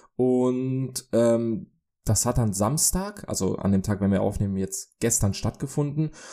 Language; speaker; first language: German; early bilingual, other home language; Polish